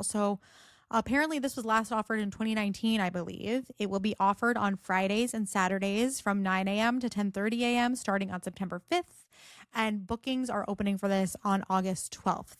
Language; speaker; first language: English; native; English